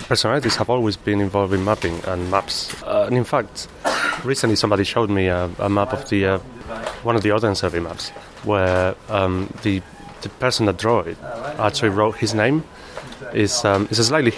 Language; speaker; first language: English; non-native, fluent; Spanish